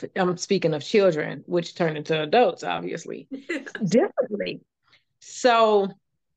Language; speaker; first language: English; native; English